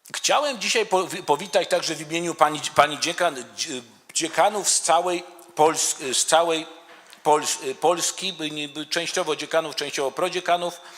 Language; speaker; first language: Polish; native; Polish